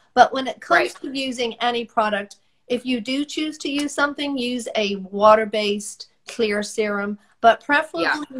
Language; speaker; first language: English; native; English